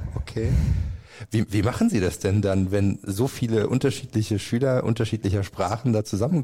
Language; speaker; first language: German; native; German